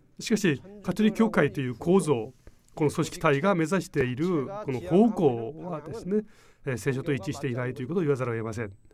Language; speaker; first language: Japanese; non-native, fluent; Korean